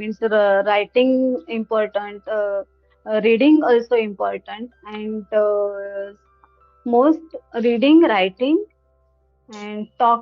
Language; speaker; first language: English; non-native, learner; Hindi